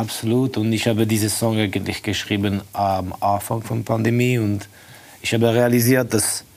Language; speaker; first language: German; non-native, fluent; Estonian